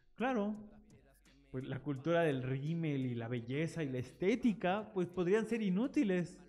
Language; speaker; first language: Spanish; native; Spanish